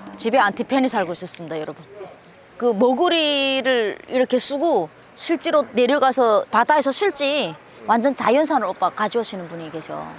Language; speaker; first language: Korean; native; Korean